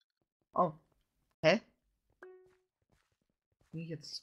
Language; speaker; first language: German; native; German